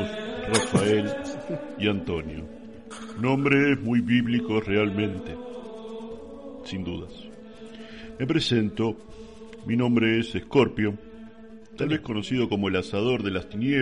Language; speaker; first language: Spanish; native; Spanish